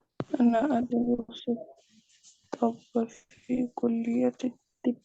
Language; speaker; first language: Arabic; non-native, learner; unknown